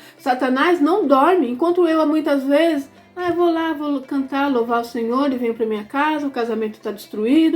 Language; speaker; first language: Portuguese; native; Portuguese